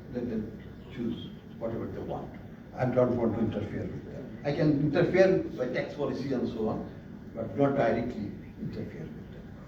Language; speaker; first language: English; non-native, local second language; Bangla